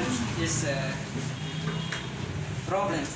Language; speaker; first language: English; non-native, learner; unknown